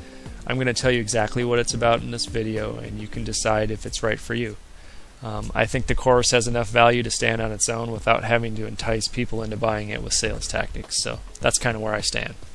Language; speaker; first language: English; native; English